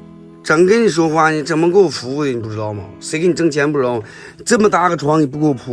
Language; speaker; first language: Chinese; native; Chinese